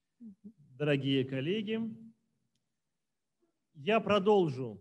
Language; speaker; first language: Russian; native; Russian